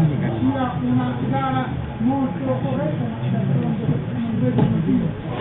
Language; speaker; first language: Italian; native; Italian